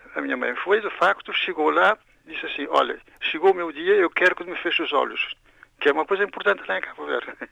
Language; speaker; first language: Portuguese; non-native, local second language; Kabuverdianu